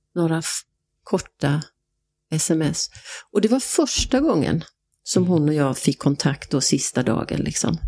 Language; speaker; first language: Swedish; native; Swedish